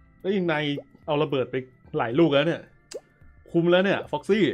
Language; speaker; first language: Thai; native; Thai